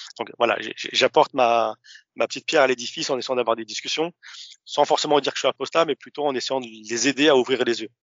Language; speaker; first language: French; early bilingual, other home language; Arabic